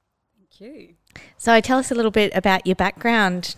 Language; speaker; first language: English; native; English